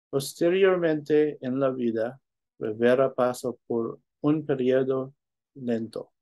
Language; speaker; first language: Spanish; non-native, learner; English